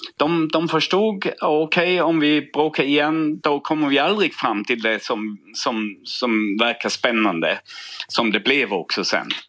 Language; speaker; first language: Swedish; non-native, fluent; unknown